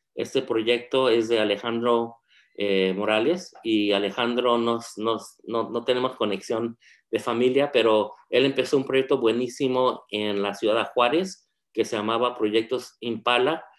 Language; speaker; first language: Spanish; early bilingual, heritage; Spanish